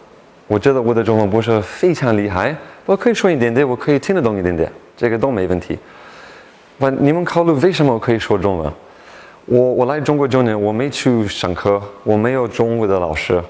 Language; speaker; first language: Chinese; non-native, learner; English